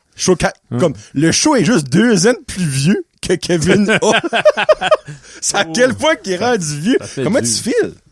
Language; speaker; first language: French; native; French